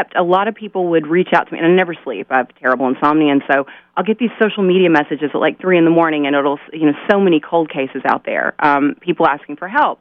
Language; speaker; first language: English; native; English